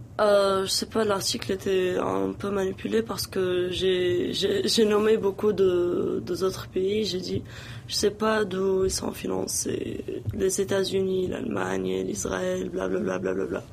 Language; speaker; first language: French; non-native, local second language; Arabic